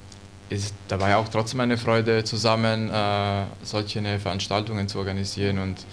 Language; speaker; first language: German; non-native, learner; Italian